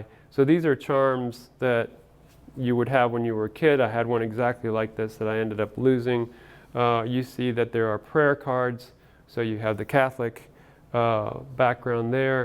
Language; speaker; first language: English; early bilingual, other home language; Spanish